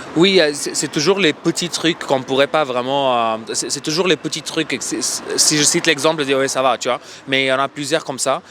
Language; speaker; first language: French; non-native, fluent; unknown